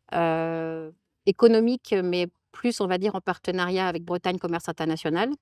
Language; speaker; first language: French; native; French